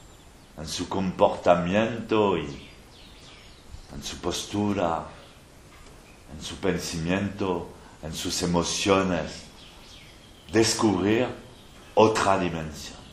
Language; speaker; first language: Spanish; non-native, fluent; French